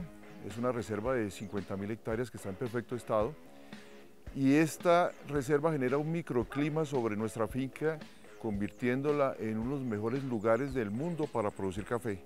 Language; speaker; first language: Spanish; native; Spanish